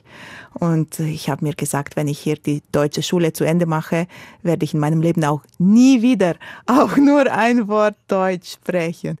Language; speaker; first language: German; non-native, local second language; Romanian